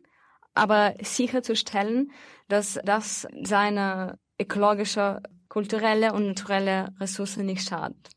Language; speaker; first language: German; non-native, fluent; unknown